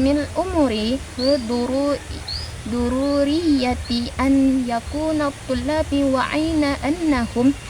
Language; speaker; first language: Arabic; non-native, learner; Indonesian